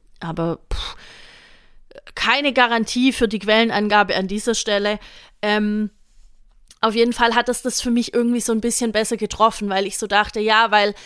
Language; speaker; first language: German; native; German